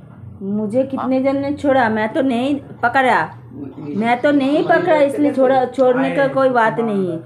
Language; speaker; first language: Hindi; non-native, local second language; Bangla